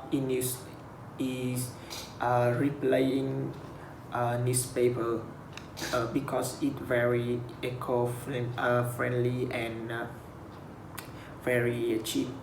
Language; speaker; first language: English; non-native, learner; Vietnamese